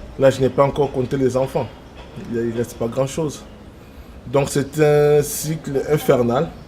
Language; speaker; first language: French; non-native, local second language; Lingala